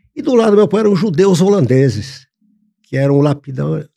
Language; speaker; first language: Portuguese; non-native, fluent; English